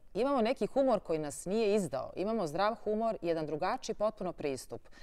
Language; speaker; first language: Serbian; native; Serbian